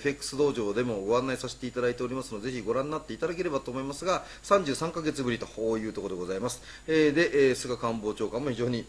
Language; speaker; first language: Japanese; native; Japanese